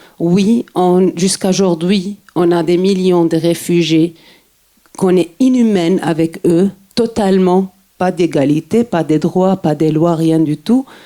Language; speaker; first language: French; non-native, local second language; Arabic